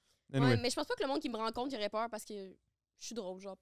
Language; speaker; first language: French; native; French